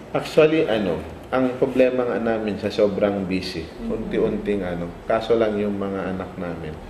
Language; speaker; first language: Filipino; non-native, local second language; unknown